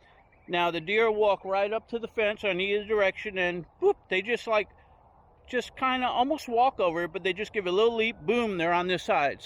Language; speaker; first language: English; native; English